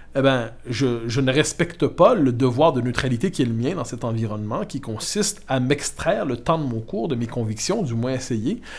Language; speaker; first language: French; native; French